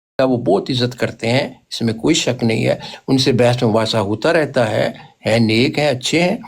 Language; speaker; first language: Urdu; non-native, local second language; Punjabi